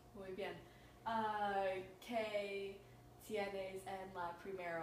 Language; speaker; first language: Spanish; non-native, learner; English